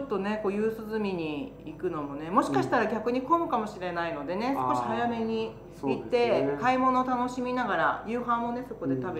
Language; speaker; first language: Japanese; native; Japanese